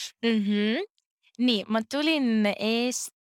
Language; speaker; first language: Estonian; non-native, learner; Greek